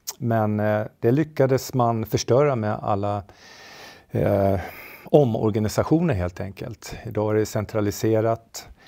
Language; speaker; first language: Swedish; native; Swedish